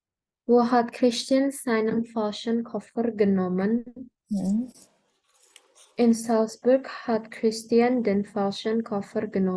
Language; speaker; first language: German; non-native, learner; Indonesian